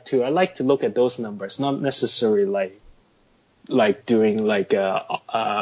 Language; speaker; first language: English; non-native, local second language; Cantonese